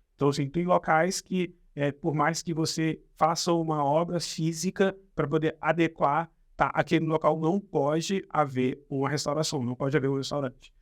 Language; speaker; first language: Portuguese; native; Portuguese